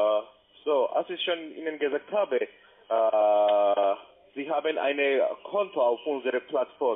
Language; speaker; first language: German; non-native, learner; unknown